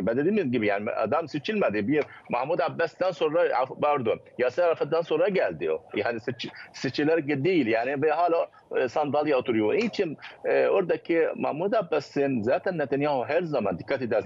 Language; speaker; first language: Turkish; non-native, fluent; Arabic